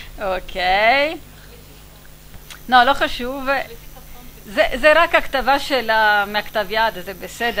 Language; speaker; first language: Hebrew; non-native, fluent; Italian